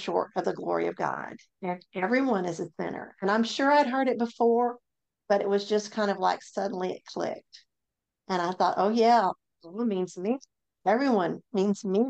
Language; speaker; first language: English; native; English